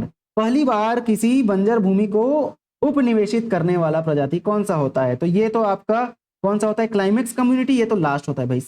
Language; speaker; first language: Hindi; native; Hindi